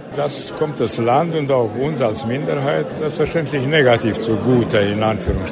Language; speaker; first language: German; native; German